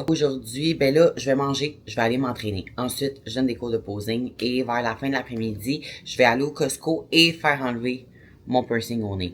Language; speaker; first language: French; native; French